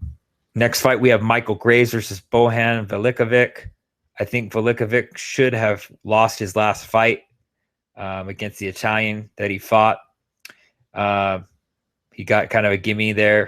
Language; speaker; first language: English; native; English